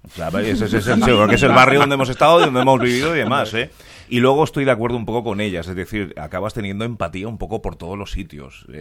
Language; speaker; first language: Spanish; early bilingual, other home language; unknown